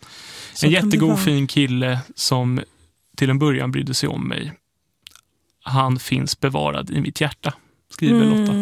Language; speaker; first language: Swedish; native; Swedish